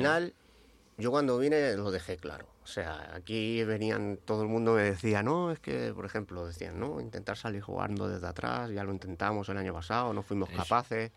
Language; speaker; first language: Spanish; native; Spanish